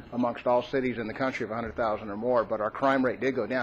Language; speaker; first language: English; native; English